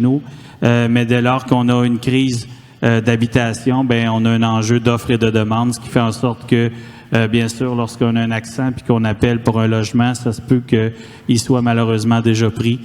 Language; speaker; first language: French; native; French